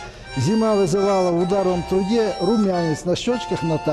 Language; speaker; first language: Russian; non-native, local second language; Ukrainian